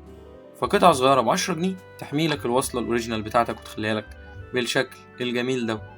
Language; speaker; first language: Arabic; native; Arabic